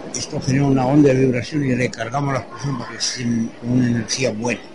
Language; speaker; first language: Spanish; non-native, fluent; French